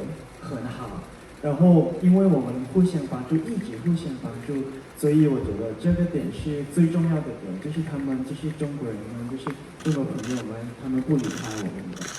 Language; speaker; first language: Chinese; non-native, fluent; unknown